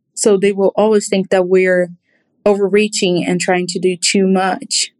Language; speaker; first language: English; non-native, fluent; Portuguese